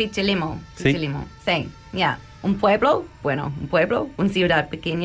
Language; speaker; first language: Spanish; non-native, learner; English